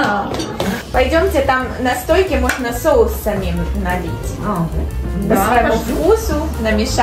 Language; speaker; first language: Russian; native; Russian